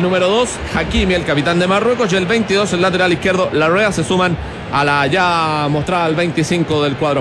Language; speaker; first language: Spanish; native; Spanish